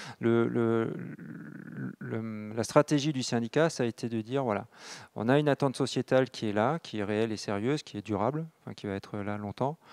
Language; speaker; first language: French; native; French